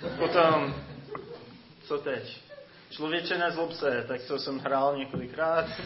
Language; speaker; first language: Czech; non-native, fluent; English